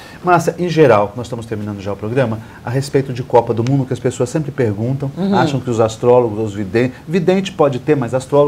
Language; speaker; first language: Portuguese; native; Portuguese